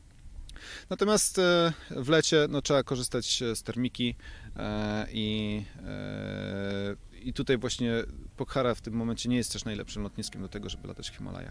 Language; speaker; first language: Polish; native; Polish